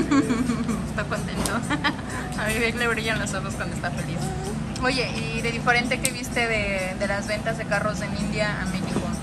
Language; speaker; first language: Spanish; native; Spanish